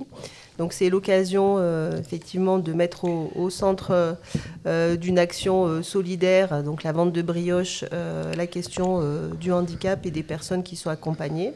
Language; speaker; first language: French; native; French